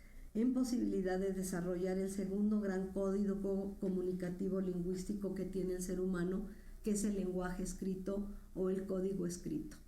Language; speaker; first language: Spanish; native; Spanish